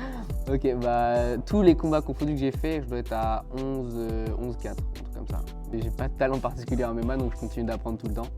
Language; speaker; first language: French; native; French